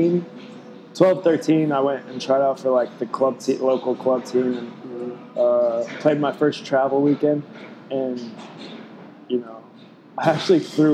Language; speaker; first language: English; native; English